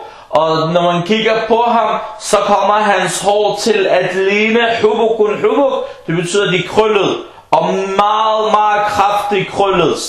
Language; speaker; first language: Danish; non-native, fluent; Arabic